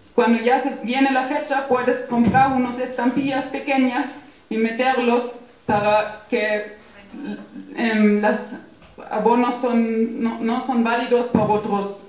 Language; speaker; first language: Spanish; non-native, fluent; German